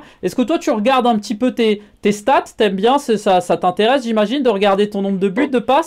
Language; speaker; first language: French; native; French